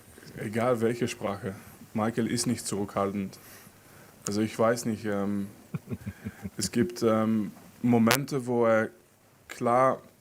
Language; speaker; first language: German; non-native, fluent; French